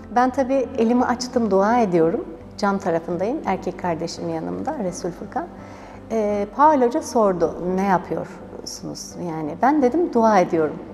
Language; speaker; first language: Turkish; native; Turkish